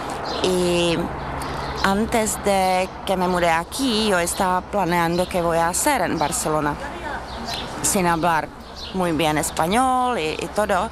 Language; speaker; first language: Spanish; non-native, learner; Czech